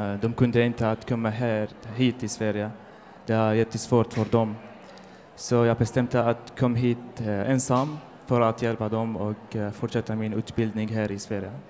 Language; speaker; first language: Swedish; non-native, learner; Arabic